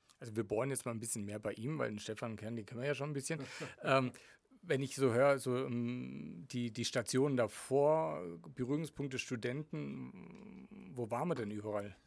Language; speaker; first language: German; native; German